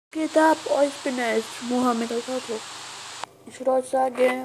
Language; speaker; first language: German; non-native, learner; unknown